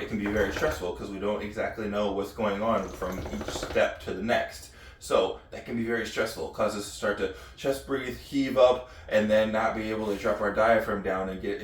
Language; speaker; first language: English; native; English